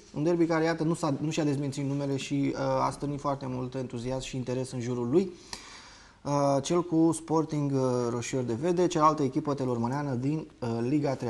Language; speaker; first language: Romanian; native; Romanian